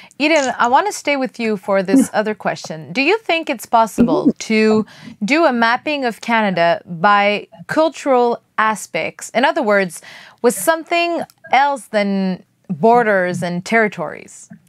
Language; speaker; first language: English; non-native, fluent; French